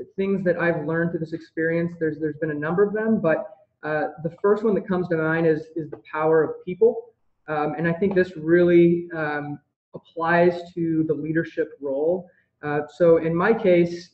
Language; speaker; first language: English; native; English